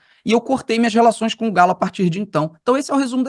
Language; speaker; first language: Portuguese; native; Portuguese